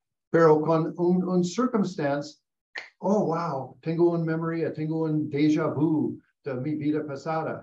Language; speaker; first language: Spanish; non-native, learner; English